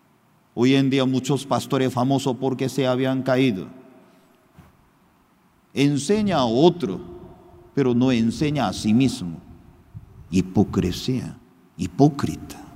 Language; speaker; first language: Spanish; non-native, fluent; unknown